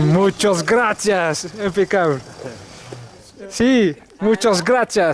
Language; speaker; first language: Spanish; non-native, learner; French